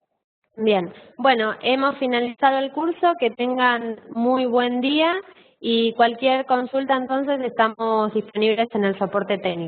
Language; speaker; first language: Spanish; native; Spanish